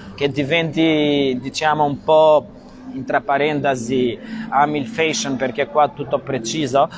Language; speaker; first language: Italian; non-native, fluent; Albanian